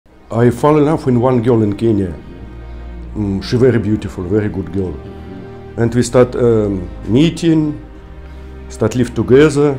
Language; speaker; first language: English; non-native, learner; Russian